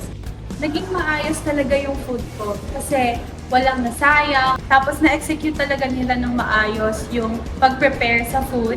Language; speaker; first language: Filipino; non-native, local second language; Bikol